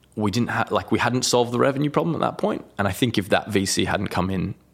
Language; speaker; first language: English; native; English